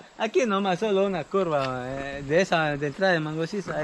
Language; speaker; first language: Spanish; native; Spanish